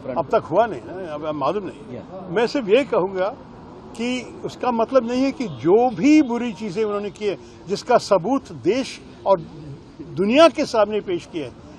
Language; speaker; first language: Hindi; non-native, local second language; Malayalam